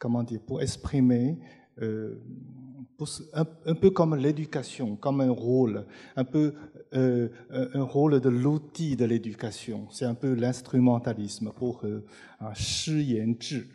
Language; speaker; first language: French; non-native, fluent; Chinese